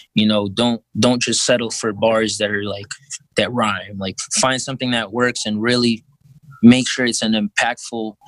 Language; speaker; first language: English; early bilingual, other home language; Filipino